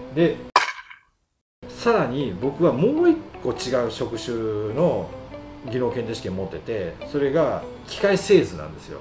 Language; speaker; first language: Japanese; native; Japanese